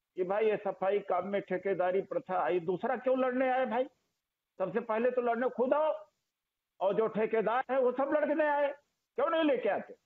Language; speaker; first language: Hindi; native; Hindi